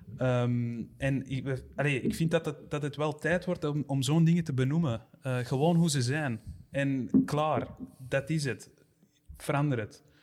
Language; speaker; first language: Dutch; native; Dutch